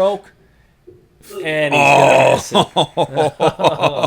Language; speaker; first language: English; native; English